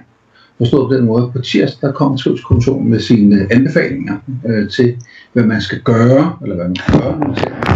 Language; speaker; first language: Danish; native; Danish